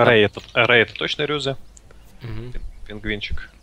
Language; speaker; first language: Russian; native; Russian